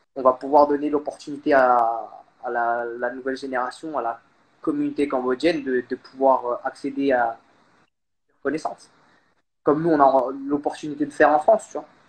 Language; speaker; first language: French; early bilingual, other home language; Khmer